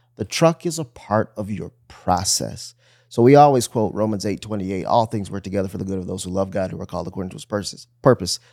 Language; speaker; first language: English; native; English